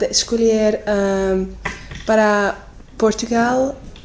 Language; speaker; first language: Portuguese; non-native, learner; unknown